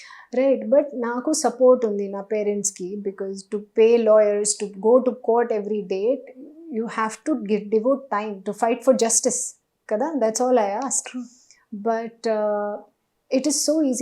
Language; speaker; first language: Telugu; non-native, learner; Hindi